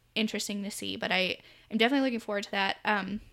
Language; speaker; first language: English; native; English